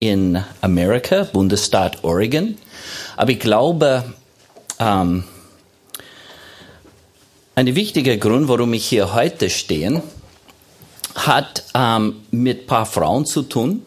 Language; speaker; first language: German; non-native, fluent; English